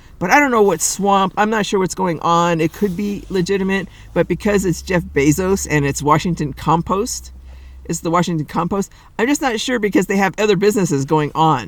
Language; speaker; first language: English; native; English